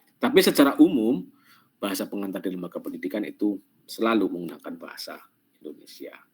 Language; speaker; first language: Indonesian; non-native, local second language; Javanese